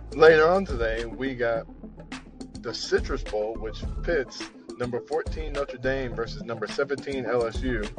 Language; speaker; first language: English; native; English